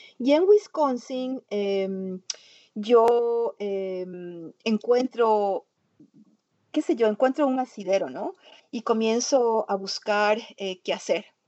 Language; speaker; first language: Spanish; native; Spanish